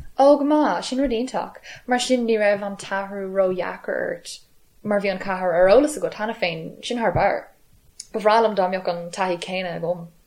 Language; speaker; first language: Irish; non-native, local second language; English